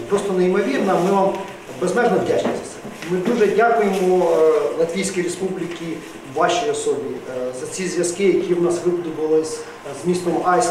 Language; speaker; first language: Ukrainian; native; Ukrainian